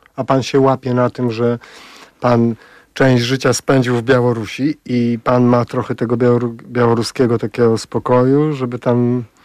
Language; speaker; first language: Polish; native; Polish